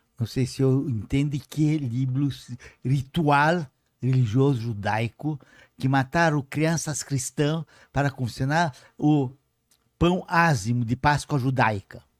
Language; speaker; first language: Portuguese; non-native, fluent; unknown